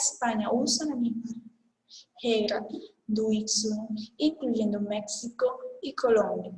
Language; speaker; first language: Portuguese; non-native, fluent; Spanish